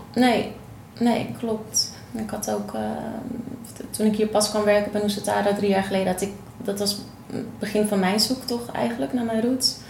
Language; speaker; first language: Dutch; native; Dutch